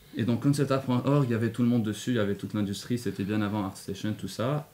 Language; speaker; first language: French; non-native, local second language; Arabic